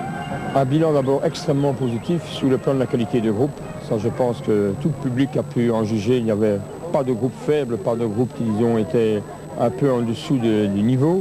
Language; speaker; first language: French; native; French